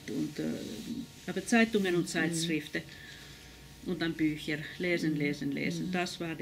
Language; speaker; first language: German; non-native, fluent; Finnish